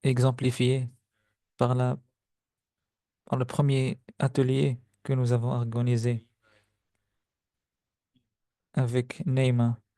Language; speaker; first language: French; non-native, fluent; Spanish